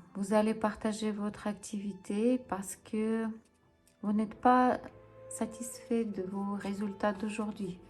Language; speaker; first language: French; non-native, fluent; Ukrainian